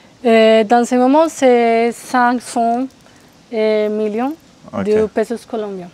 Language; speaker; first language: French; non-native, fluent; Spanish